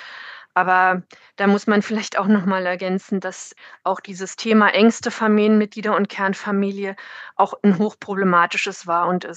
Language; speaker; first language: German; native; German